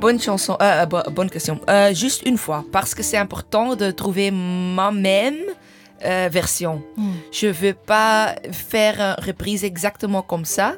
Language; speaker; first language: French; non-native, learner; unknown